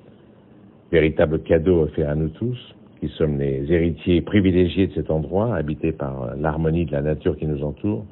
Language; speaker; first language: French; native; French